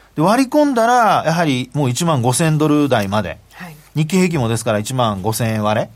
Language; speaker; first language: Japanese; native; Japanese